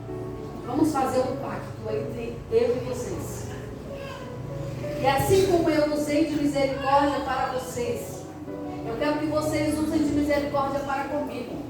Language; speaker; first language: Portuguese; native; Portuguese